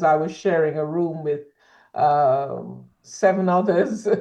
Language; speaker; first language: English; native; English